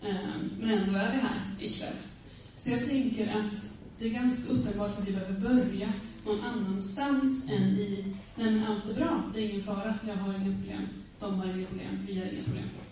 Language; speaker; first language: Swedish; native; Swedish